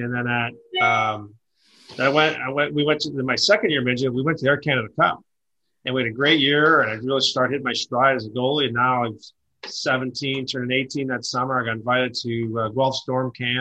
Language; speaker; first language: English; native; English